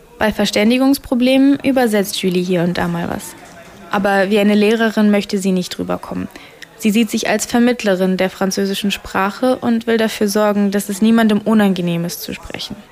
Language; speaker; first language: German; native; German